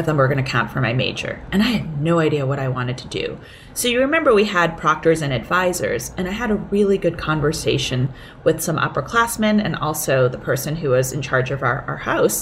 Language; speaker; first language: English; early bilingual, other home language; Cantonese